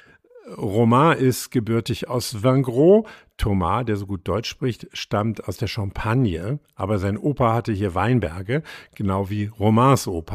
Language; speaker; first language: German; native; German